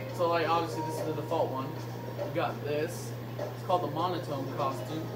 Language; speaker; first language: English; native; English